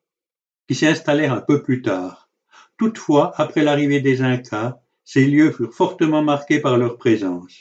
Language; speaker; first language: French; native; French